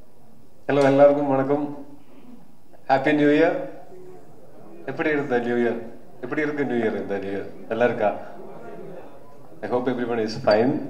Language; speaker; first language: Tamil; non-native, learner; Malayalam